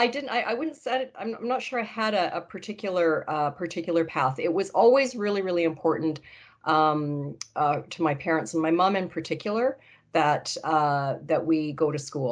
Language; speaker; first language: English; native; English